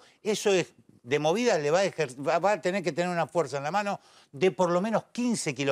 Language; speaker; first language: Spanish; native; Spanish